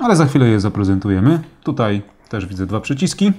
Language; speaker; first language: Polish; native; Polish